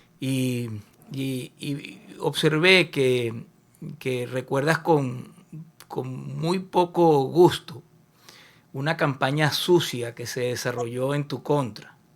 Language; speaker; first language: Spanish; native; Spanish